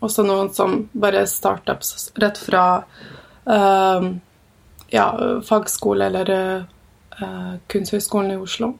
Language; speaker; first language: Norwegian; early bilingual, other home language; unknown